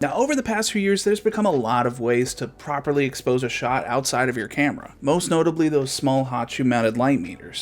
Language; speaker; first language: English; native; English